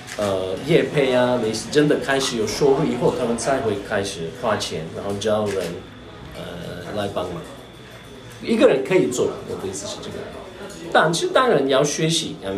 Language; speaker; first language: Chinese; non-native, fluent; Turkish